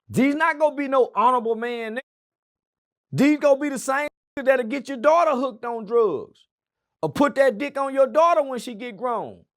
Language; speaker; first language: English; native; English